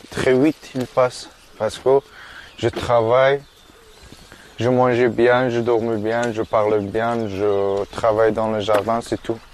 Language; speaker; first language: French; non-native, learner; Persian